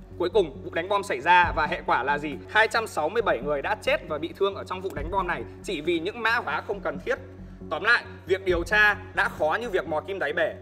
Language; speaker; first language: Vietnamese; native; Vietnamese